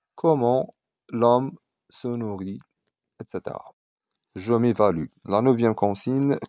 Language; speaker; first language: French; non-native, local second language; Arabic